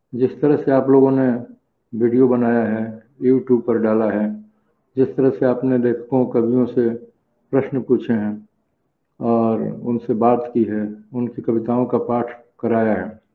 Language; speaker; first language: Hindi; native; Hindi